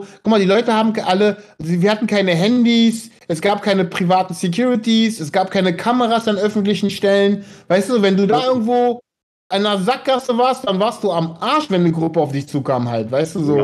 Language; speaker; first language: German; native; German